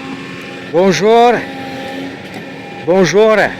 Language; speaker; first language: French; non-native, learner; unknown